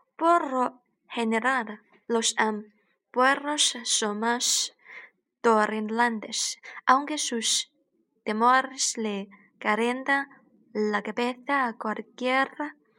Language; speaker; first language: Spanish; non-native, learner; Chinese